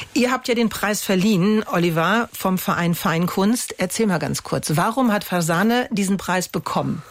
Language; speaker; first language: German; native; German